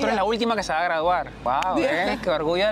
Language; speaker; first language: Spanish; native; Spanish